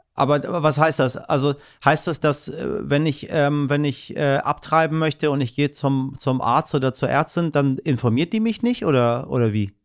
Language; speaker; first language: German; early bilingual, other home language; Persian